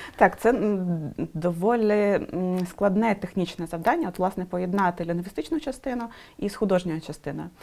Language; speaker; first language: Ukrainian; non-native, local second language; Russian